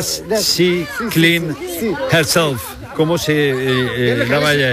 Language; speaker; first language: Spanish; native; Spanish